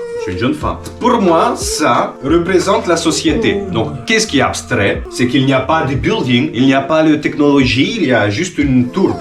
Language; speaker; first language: French; non-native, fluent; Romanian